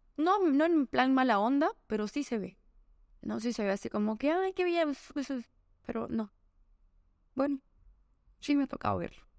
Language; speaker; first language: Spanish; native; Spanish